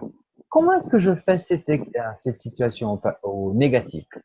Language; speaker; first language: French; non-native, fluent; Portuguese